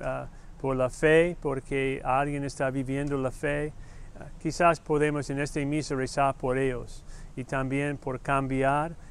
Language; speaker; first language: Spanish; non-native, fluent; English